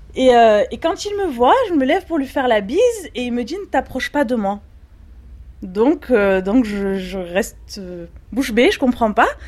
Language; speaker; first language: French; native; French